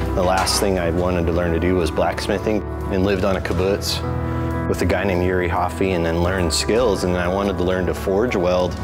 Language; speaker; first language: English; native; English